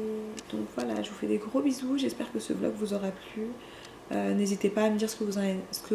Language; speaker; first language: French; native; French